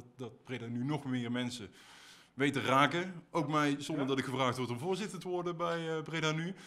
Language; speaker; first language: Dutch; native; Dutch